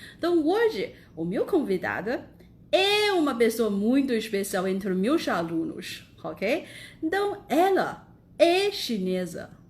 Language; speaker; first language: Portuguese; non-native, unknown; Chinese